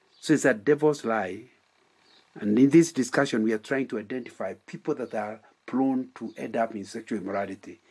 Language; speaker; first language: English; non-native, local second language; Kikuyu